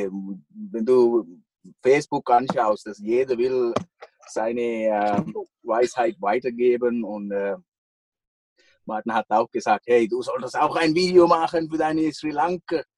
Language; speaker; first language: German; non-native, fluent; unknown